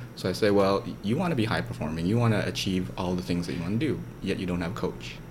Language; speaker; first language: English; native; English